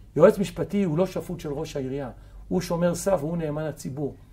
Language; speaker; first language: Hebrew; native; Hebrew